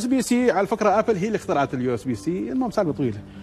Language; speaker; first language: Arabic; native; Arabic